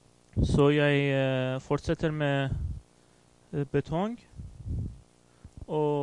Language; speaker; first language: Norwegian; non-native, fluent; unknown